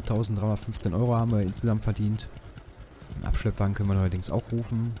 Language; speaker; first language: German; native; German